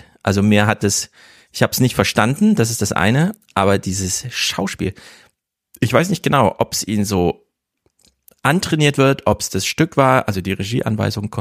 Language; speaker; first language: German; native; German